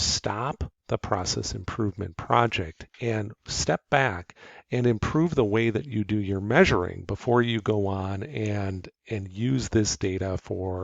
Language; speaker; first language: English; native; English